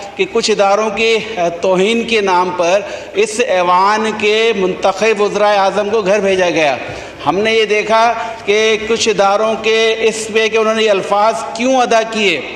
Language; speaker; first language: Urdu; native; Urdu